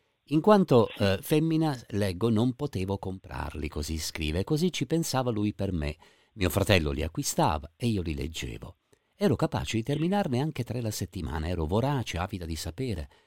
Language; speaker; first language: Italian; native; Italian